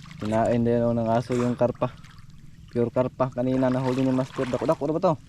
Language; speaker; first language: Filipino; non-native, local second language; Cebuano